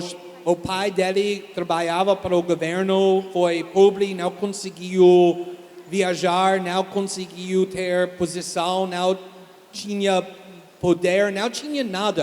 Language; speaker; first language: Portuguese; non-native, fluent; English